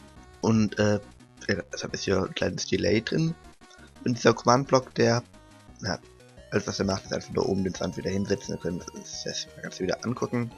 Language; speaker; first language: German; native; German